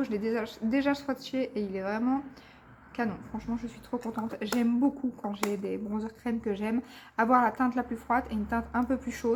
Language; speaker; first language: French; native; French